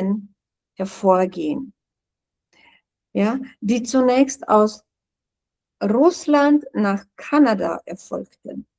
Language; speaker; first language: German; non-native, fluent; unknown